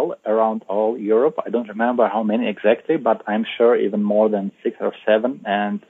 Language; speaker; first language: English; non-native, fluent; Uzbek